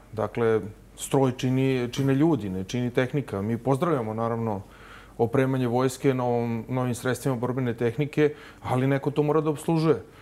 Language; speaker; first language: Serbian; native; Serbian